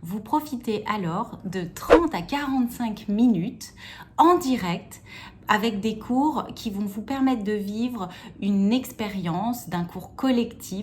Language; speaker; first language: French; native; French